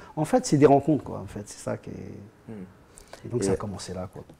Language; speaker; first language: French; native; French